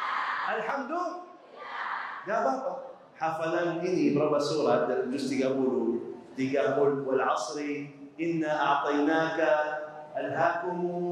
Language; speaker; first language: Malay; non-native, fluent; Arabic